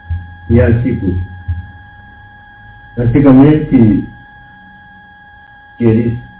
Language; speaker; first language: Portuguese; non-native, local second language; Yanomámi